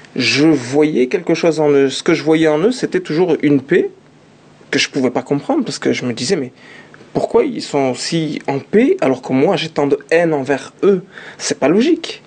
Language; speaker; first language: French; early bilingual, other home language; Arabic